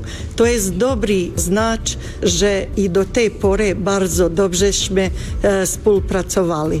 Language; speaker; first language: Polish; non-native, fluent; Bosnian